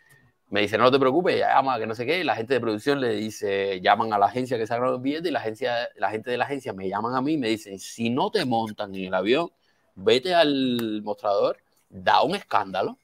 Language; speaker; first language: Spanish; native; Spanish